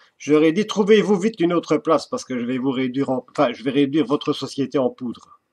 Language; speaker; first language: French; native; French